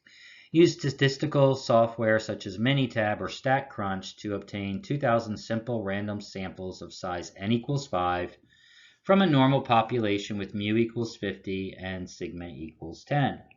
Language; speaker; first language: English; native; English